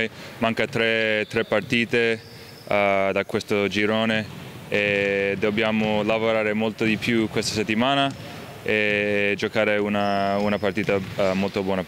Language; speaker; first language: Italian; non-native, fluent; English